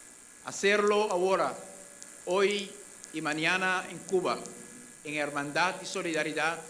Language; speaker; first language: Spanish; non-native, fluent; Papiamento